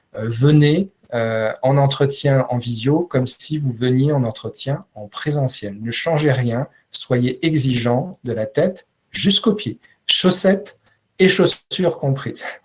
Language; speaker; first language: French; native; French